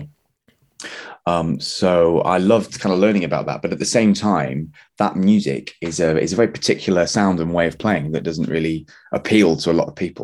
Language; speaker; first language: English; native; English